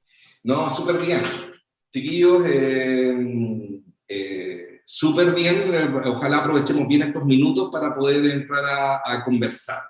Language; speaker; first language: Spanish; native; Spanish